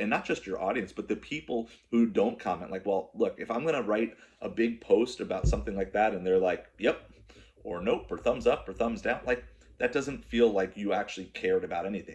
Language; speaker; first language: English; native; English